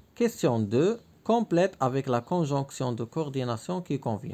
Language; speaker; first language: French; non-native, local second language; Arabic